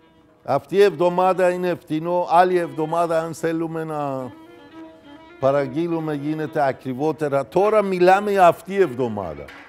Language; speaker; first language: Greek; non-native, fluent; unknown